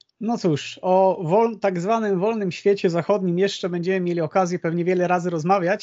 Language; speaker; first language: Polish; native; Polish